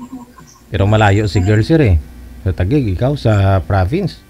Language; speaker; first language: Filipino; native; Filipino